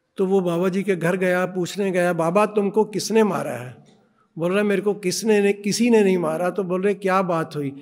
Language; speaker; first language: Hindi; non-native, local second language; Punjabi